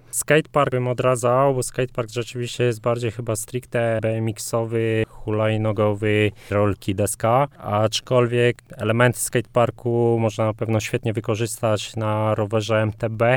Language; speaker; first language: Polish; native; Polish